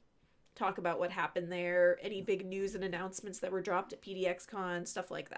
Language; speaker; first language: English; native; English